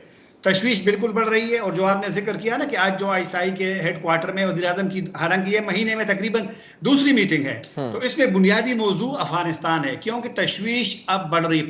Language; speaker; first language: Hindi; non-native, local second language; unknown